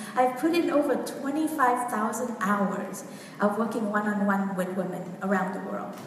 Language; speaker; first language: English; non-native, fluent; Vietnamese